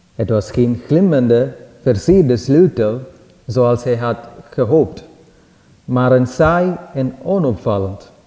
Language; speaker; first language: Dutch; non-native, fluent; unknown